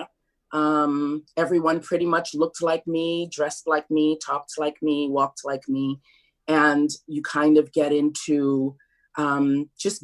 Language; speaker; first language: English; native; English